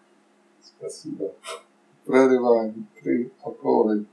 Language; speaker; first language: Russian; non-native, fluent; English